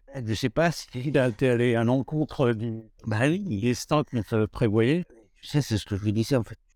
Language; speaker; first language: French; non-native, fluent; Spanish